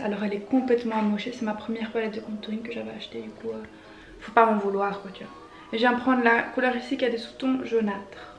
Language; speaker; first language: French; native; French